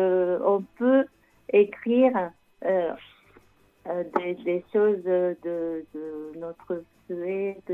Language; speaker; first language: French; non-native, learner; Japanese